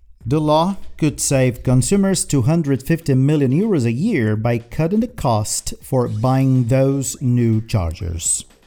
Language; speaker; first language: English; non-native, fluent; Portuguese